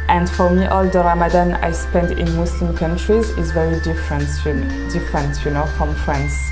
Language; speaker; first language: English; non-native, fluent; French